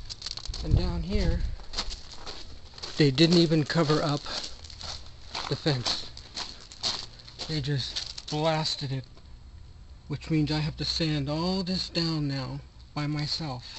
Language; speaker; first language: English; native; English